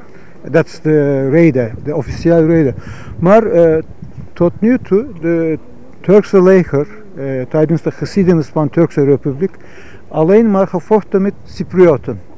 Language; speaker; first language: Dutch; non-native, fluent; Turkish